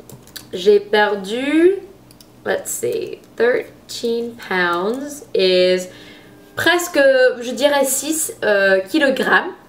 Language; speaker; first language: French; non-native, fluent; English